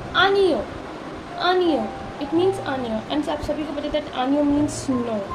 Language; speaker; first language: Hindi; native; Hindi